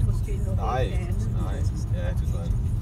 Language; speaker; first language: Danish; native; Danish